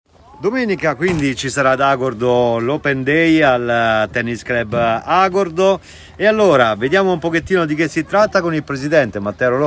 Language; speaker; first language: Italian; native; Italian